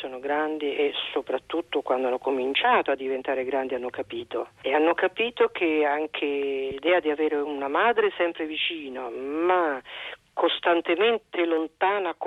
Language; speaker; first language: Italian; native; Italian